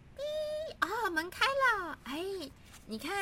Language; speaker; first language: Chinese; native; Chinese